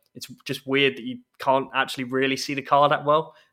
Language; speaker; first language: English; native; English